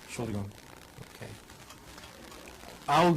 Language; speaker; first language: German; non-native, fluent; English